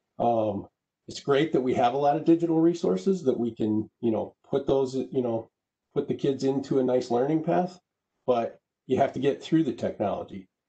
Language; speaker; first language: English; native; English